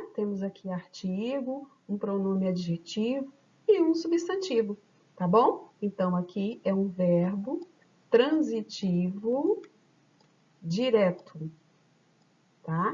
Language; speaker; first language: Portuguese; native; Portuguese